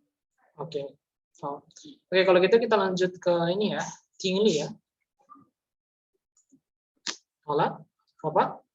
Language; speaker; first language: Indonesian; native; Indonesian